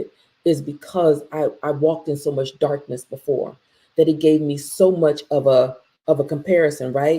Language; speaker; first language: English; native; English